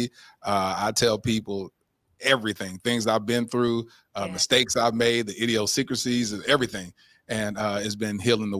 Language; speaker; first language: English; native; English